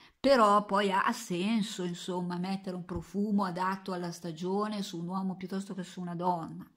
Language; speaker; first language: Italian; native; Italian